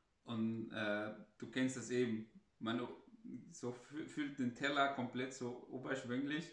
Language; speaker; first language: German; non-native, fluent; Arabic